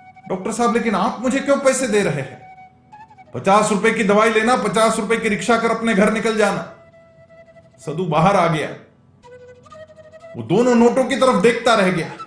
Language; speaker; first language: Hindi; native; Hindi